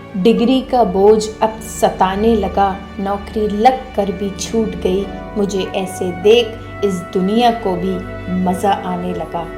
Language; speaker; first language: Hindi; native; Hindi